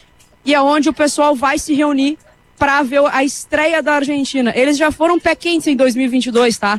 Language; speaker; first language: Portuguese; native; Portuguese